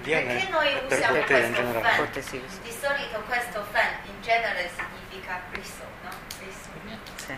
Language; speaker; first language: Italian; non-native, learner; Chinese